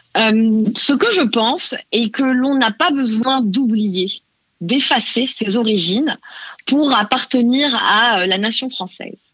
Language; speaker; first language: French; non-native, local second language; Arabic